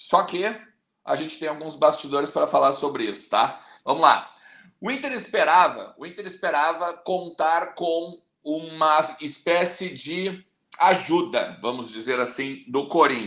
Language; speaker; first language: Portuguese; native; Portuguese